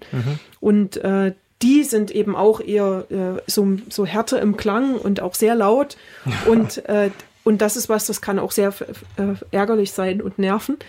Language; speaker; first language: German; native; German